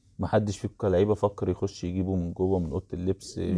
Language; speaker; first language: Arabic; native; Arabic